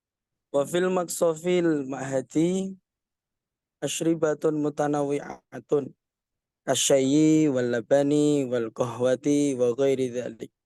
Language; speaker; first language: Arabic; non-native, learner; Indonesian